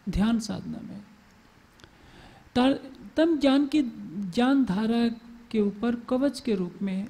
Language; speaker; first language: Hindi; native; Hindi